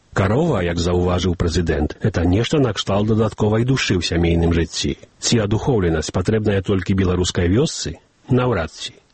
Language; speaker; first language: Belarusian; early bilingual, heritage; Belarusian